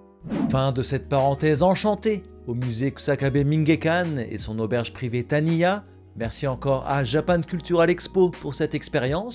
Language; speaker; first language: French; native; French